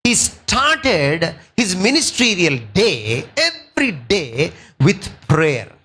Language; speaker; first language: English; non-native, local second language; Telugu